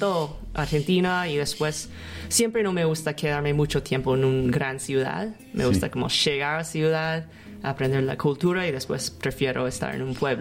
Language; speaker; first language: Spanish; non-native, learner; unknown